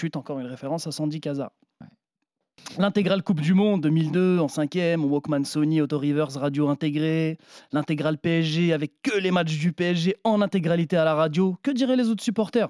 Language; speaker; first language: French; native; French